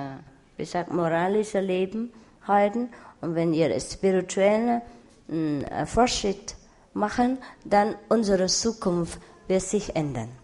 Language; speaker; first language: German; non-native, learner; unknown